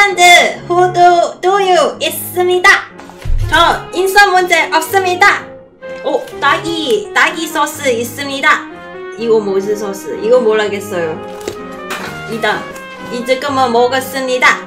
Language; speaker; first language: Korean; non-native, learner; Cantonese